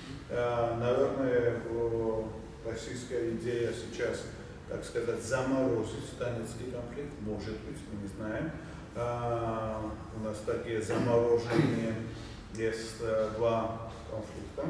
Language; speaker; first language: Russian; non-native, fluent; Georgian